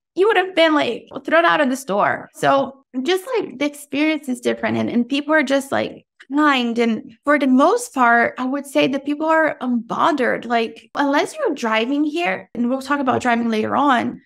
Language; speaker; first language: English; non-native, fluent; Portuguese